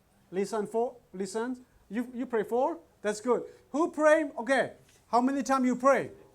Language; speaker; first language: English; non-native, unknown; Burmese